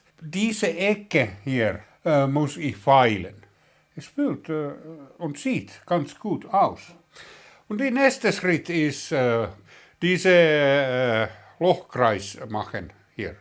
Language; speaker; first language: German; non-native, learner; Finnish